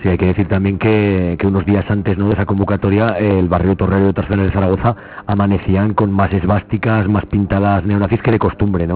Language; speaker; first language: Spanish; native; Spanish